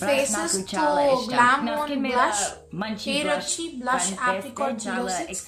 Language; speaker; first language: Telugu; native; Telugu